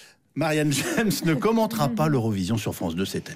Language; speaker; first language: French; native; French